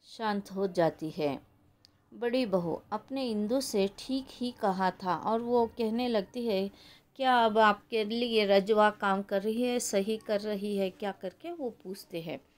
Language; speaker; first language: Hindi; non-native, local second language; Kannada